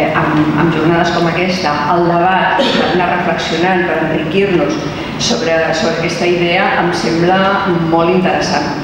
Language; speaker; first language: Catalan; non-native, local second language; Spanish